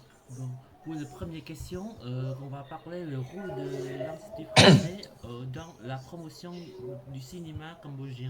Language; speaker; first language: French; non-native, learner; Khmer